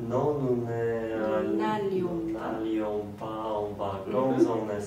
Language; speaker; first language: French; non-native, learner; Polish